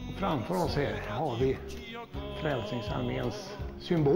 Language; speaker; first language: Swedish; native; Swedish